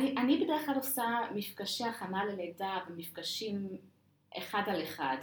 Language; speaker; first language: Hebrew; non-native, fluent; English